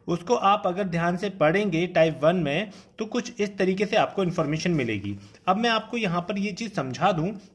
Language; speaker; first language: Hindi; native; Hindi